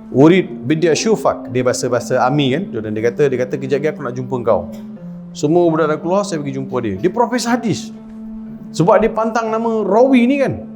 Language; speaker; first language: Malay; non-native, local second language; Tamil